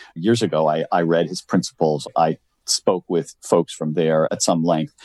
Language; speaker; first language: English; native; English